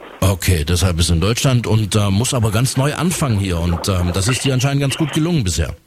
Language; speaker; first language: German; native; German